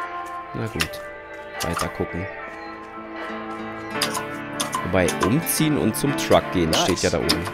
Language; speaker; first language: German; native; German